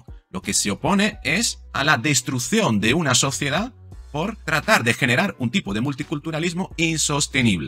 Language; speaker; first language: Spanish; native; Spanish